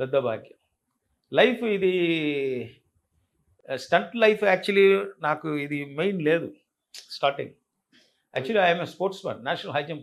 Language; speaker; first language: Telugu; non-native, learner; Tamil